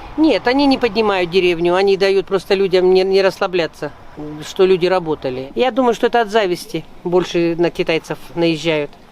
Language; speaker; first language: Russian; native; Russian